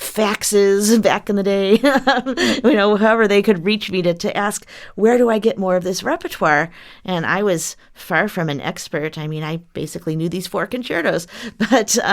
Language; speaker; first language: English; native; English